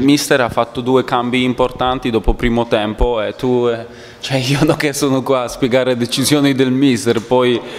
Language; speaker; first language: Italian; non-native, fluent; Polish